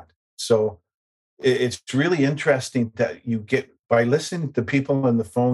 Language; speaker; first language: English; native; English